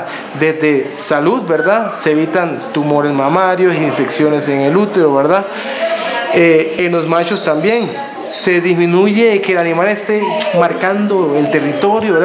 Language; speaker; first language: Spanish; native; Spanish